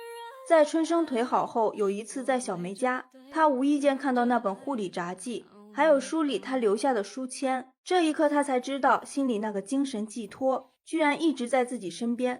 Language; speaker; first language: Chinese; native; Chinese